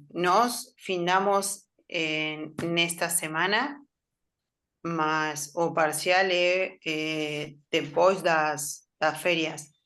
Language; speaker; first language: Portuguese; non-native, learner; Spanish